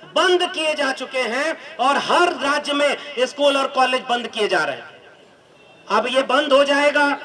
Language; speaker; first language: Hindi; native; Hindi